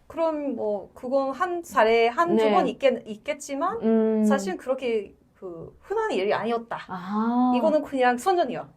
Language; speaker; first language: Korean; non-native, fluent; English